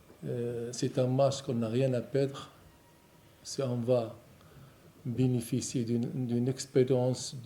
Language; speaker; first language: French; non-native, local second language; Arabic